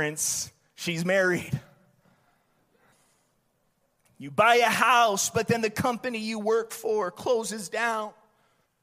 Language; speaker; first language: English; native; English